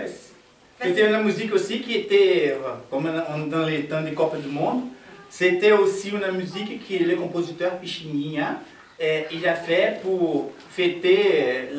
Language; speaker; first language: French; non-native, fluent; Portuguese